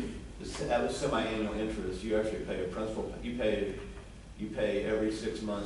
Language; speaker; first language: English; native; English